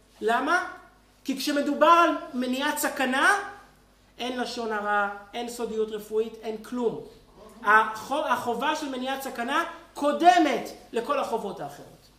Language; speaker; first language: Hebrew; native; Hebrew